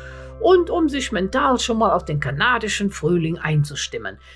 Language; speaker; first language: German; native; German